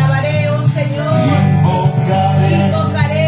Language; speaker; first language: Spanish; native; Spanish